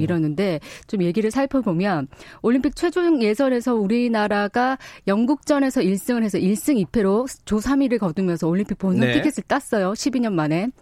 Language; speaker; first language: Korean; native; Korean